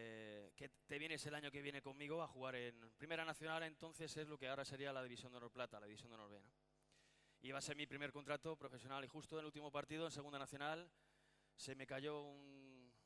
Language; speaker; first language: Spanish; native; Spanish